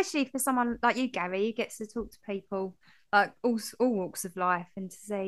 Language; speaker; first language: English; native; English